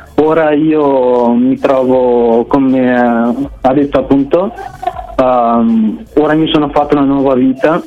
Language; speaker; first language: Italian; early bilingual, other home language; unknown